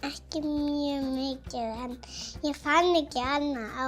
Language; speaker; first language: Icelandic; early bilingual, heritage; Icelandic